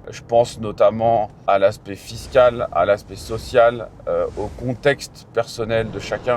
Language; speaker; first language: French; native; French